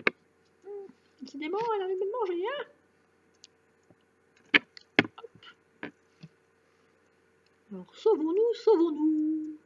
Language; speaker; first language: French; native; French